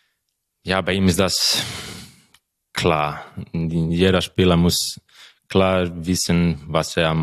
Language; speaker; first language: German; non-native, learner; Croatian